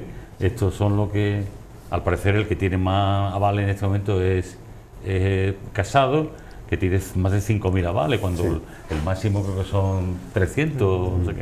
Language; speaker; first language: Spanish; native; Spanish